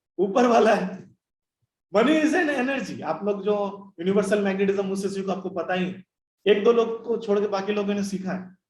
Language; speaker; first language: Hindi; non-native, local second language; Bangla